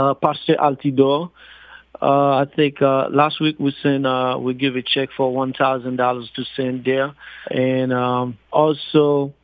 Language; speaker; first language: English; non-native, fluent; Haitian Creole